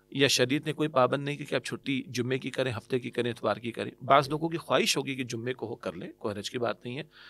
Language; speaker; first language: Urdu; native; Urdu